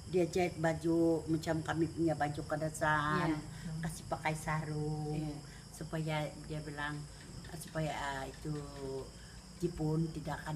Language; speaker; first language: Indonesian; non-native, local second language; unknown